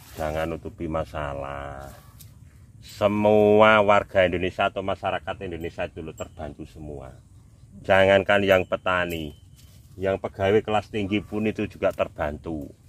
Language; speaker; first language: Indonesian; non-native, local second language; Javanese